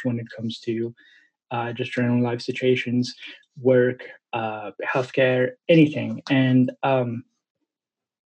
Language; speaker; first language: English; non-native, fluent; Hungarian